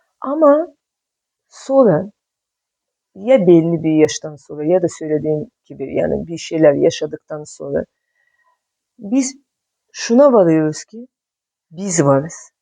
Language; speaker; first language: Turkish; non-native, fluent; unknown